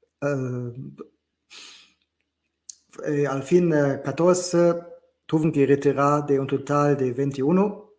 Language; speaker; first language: Spanish; non-native, learner; German